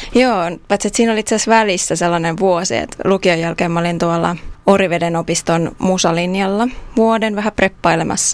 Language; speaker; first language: Finnish; native; Finnish